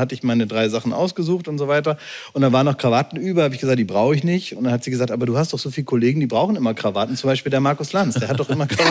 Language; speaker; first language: German; native; German